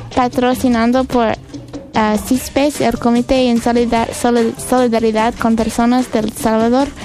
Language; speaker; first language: Spanish; non-native, learner; English